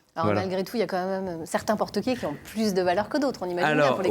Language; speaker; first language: French; native; French